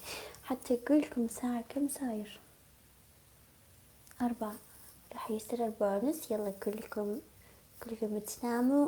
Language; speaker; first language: Arabic; non-native, learner; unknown